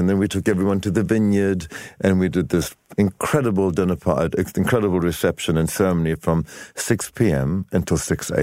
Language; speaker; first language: English; native; English